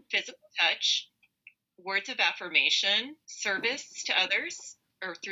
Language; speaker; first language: English; native; English